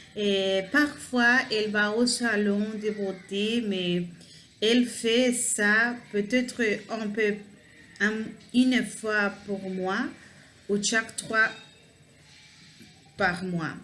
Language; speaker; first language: French; non-native, learner; Spanish